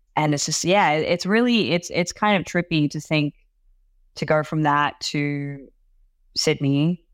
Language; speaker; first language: English; non-native, local second language; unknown